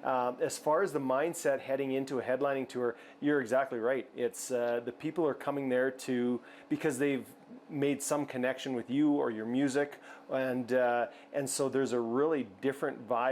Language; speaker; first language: English; native; English